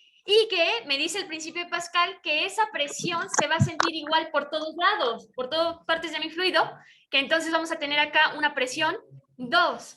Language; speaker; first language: Spanish; native; Spanish